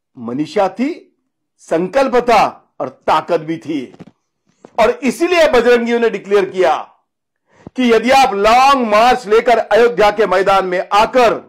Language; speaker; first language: Hindi; non-native, local second language; Marathi